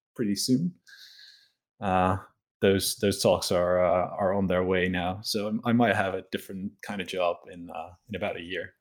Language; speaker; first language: English; non-native, fluent; Dutch